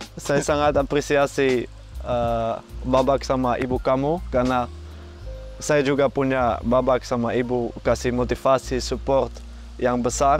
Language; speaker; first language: Indonesian; non-native, fluent; Dutch